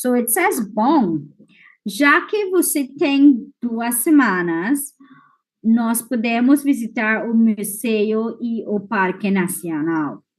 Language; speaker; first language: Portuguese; non-native, fluent; English